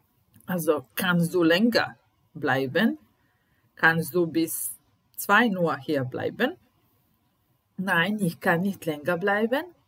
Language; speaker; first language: German; non-native, fluent; Italian